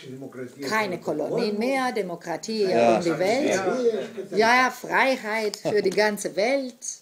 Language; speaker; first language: German; non-native, fluent; Greek